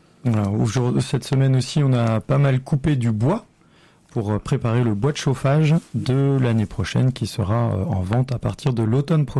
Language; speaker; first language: French; native; French